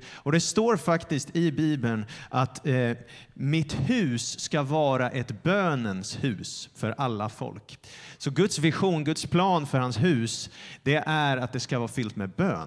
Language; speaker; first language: Swedish; native; Swedish